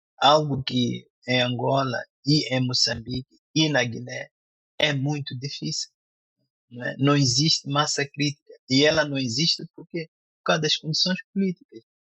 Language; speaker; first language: Portuguese; non-native, local second language; Tsonga